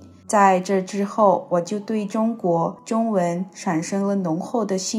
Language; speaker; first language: Chinese; non-native, fluent; Thai